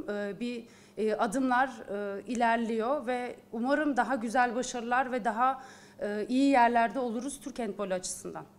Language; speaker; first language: Turkish; native; Turkish